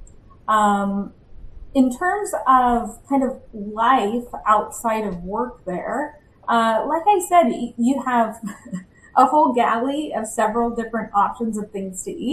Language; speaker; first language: English; native; English